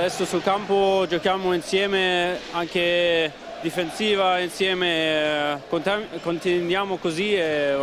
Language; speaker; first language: Italian; non-native, learner; German